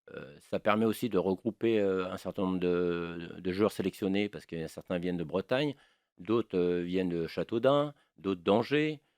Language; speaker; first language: French; native; French